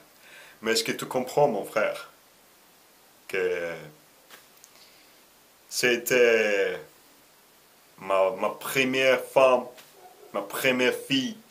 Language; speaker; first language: French; non-native, learner; Russian